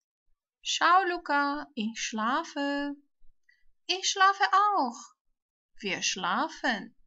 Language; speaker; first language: German; non-native, fluent; Turkish